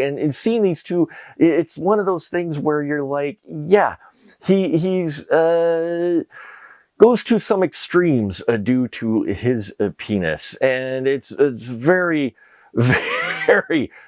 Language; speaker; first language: English; native; English